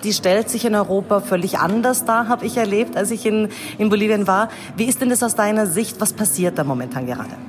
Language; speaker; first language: German; native; German